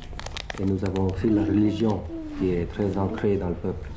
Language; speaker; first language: French; early bilingual, other home language; Thai